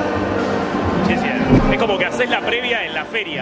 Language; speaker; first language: Spanish; native; Spanish